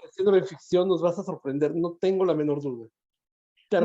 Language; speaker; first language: Spanish; native; Spanish